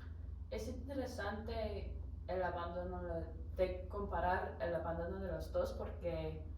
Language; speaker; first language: Spanish; non-native, learner; English